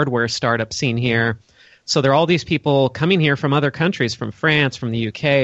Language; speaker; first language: English; native; English